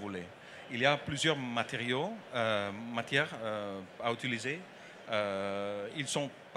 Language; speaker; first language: French; non-native, learner; Dutch